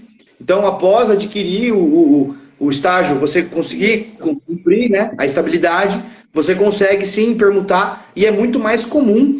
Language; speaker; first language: Portuguese; native; Portuguese